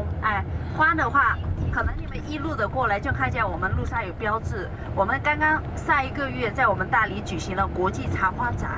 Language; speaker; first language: Chinese; native; Chinese